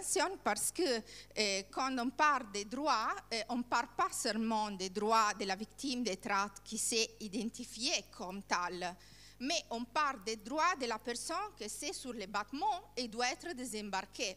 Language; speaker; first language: French; non-native, learner; Italian